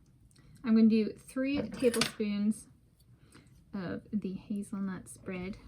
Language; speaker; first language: English; native; English